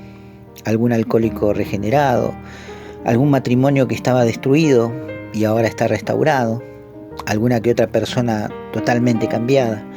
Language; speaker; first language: Spanish; native; Spanish